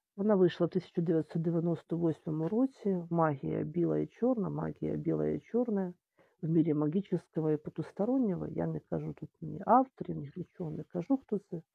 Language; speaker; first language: Ukrainian; native; Ukrainian